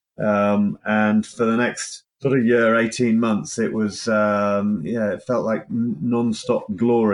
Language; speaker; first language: English; native; English